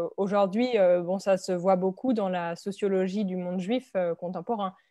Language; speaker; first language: French; native; French